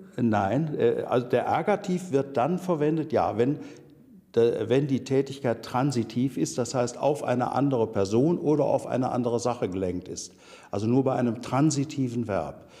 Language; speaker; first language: German; native; German